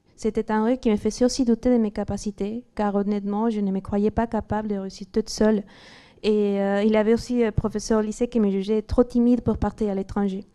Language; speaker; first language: French; non-native, fluent; Spanish